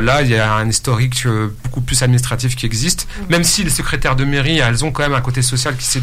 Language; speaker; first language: French; native; French